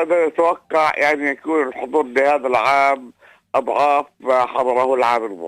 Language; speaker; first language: Arabic; native; Arabic